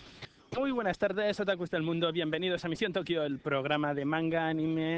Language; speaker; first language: Spanish; native; Spanish